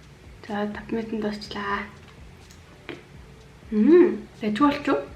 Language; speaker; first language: Mongolian; native; Mongolian